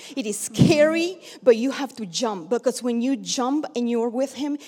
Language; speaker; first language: English; early bilingual, other home language; Spanish